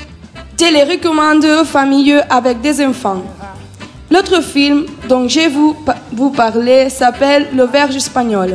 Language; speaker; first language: French; non-native, learner; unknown